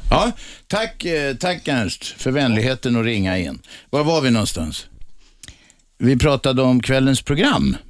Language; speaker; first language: Swedish; native; Swedish